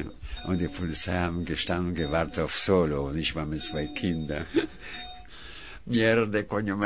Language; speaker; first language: German; non-native, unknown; Russian